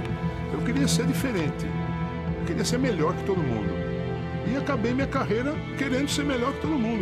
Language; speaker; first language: Portuguese; native; Portuguese